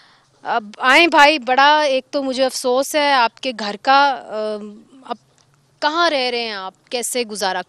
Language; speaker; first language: Urdu; native; Urdu